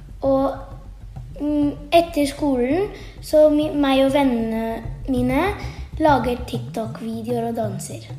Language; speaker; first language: Norwegian; early bilingual, heritage; Norwegian